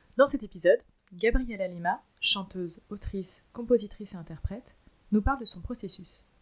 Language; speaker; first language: French; native; French